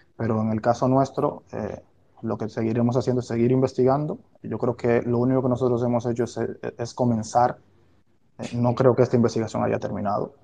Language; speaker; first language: Spanish; native; Spanish